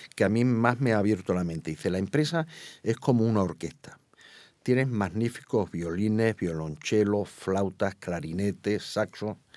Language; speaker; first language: Spanish; native; Spanish